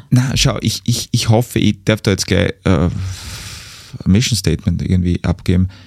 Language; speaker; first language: German; native; German